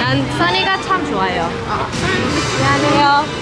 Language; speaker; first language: Korean; early bilingual, heritage; English